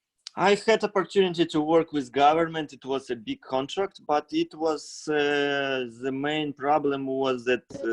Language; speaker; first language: English; non-native, fluent; Russian